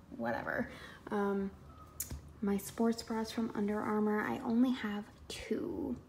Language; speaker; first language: English; native; English